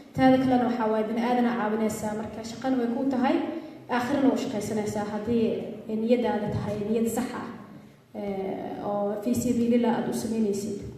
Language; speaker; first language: Somali; early bilingual, heritage; Somali